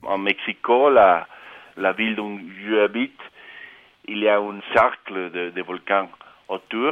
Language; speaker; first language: French; non-native, fluent; Spanish